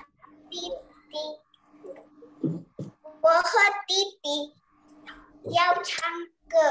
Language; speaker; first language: Chinese; non-native, learner; Indonesian